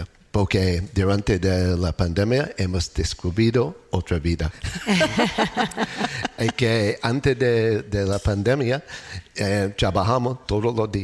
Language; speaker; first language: Spanish; non-native, learner; English